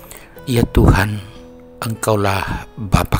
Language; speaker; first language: Indonesian; native; Indonesian